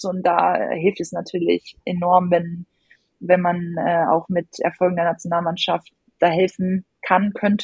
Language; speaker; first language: German; native; German